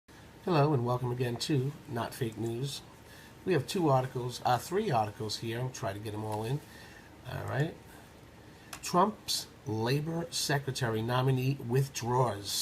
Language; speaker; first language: English; native; English